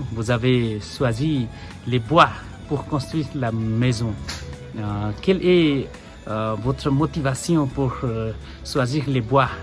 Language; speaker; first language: French; non-native, learner; Nepali